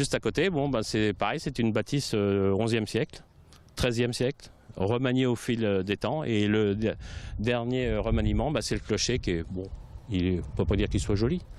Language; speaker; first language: French; native; French